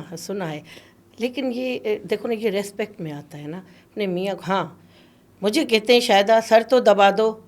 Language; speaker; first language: Urdu; non-native, local second language; Sindhi